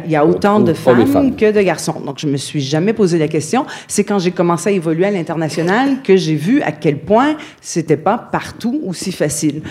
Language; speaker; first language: French; native; French